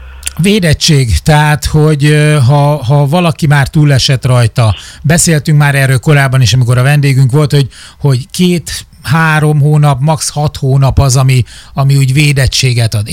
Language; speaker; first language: Hungarian; native; Hungarian